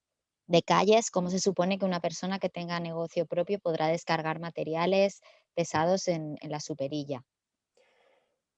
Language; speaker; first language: Spanish; native; Spanish